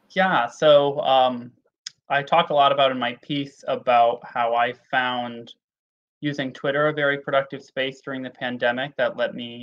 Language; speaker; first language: English; native; English